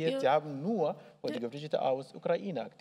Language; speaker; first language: German; non-native, learner; Arabic